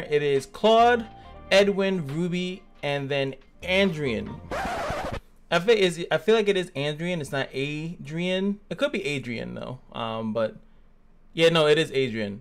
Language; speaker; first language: English; native; English